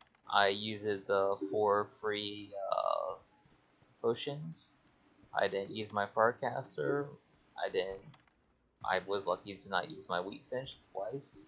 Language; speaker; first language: English; native; English